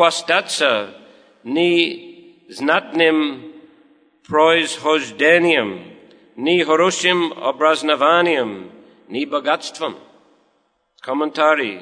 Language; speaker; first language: Russian; non-native, fluent; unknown